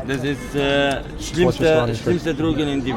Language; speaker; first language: German; non-native, learner; Arabic